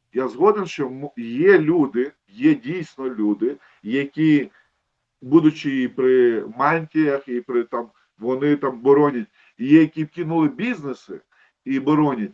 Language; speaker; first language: Ukrainian; non-native, local second language; Russian